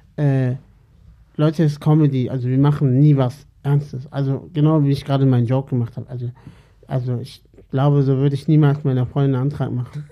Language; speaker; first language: German; early bilingual, other home language; Turkish